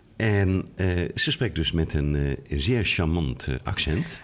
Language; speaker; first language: Dutch; native; Dutch